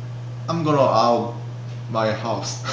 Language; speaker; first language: English; non-native, learner; Korean